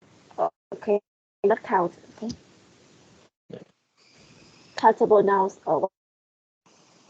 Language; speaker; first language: English; non-native, fluent; Vietnamese